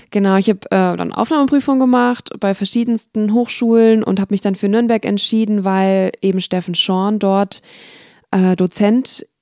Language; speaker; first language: German; native; German